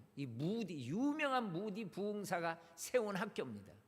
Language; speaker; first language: Korean; native; Korean